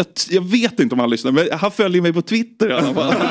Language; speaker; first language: Swedish; native; Swedish